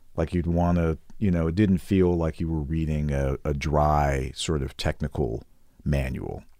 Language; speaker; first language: English; native; English